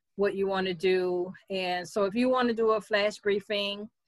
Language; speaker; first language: English; native; English